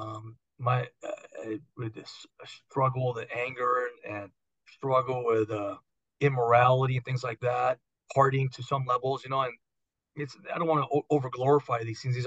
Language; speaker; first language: English; native; English